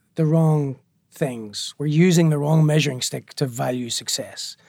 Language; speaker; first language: English; native; English